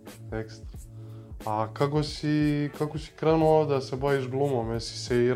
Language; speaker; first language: Serbian; native; Serbian